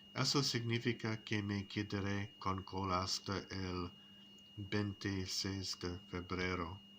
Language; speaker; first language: Spanish; non-native, learner; English